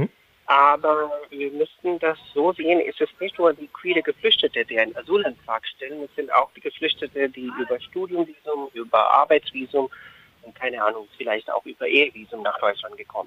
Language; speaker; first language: German; non-native, fluent; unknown